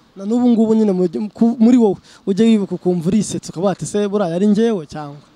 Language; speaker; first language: Kinyarwanda; native; Kinyarwanda